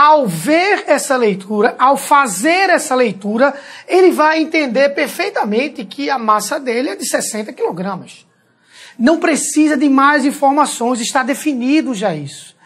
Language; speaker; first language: Portuguese; native; Portuguese